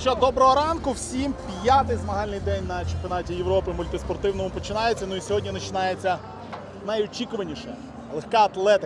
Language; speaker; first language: Ukrainian; native; Ukrainian